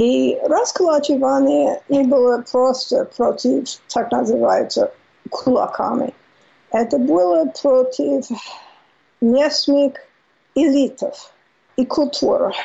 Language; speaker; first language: Russian; non-native, fluent; English